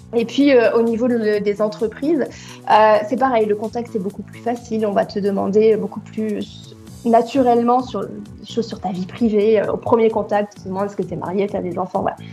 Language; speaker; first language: French; native; French